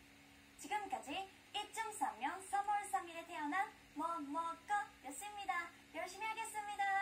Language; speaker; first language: Korean; non-native, learner; Japanese